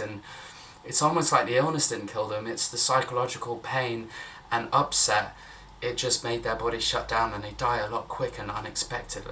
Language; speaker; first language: English; native; English